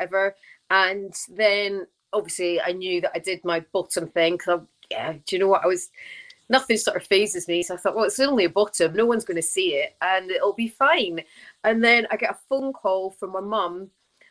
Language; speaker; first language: English; native; English